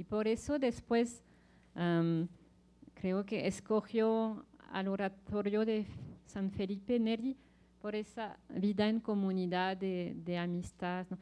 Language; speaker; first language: Spanish; non-native, fluent; French